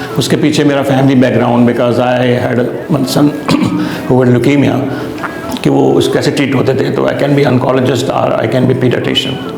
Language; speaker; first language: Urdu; non-native, local second language; Sindhi